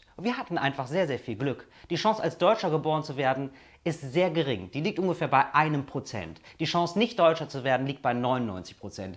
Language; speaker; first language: German; native; German